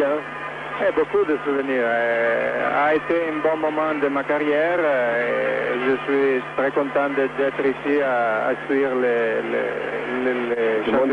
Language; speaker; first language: French; non-native, learner; Italian